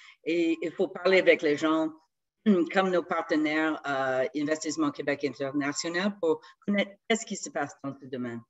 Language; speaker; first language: French; non-native, fluent; English